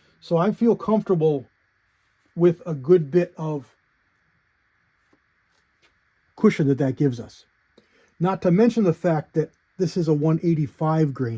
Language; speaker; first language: English; native; English